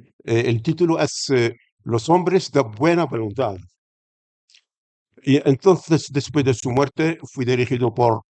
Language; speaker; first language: Spanish; non-native, fluent; Arabic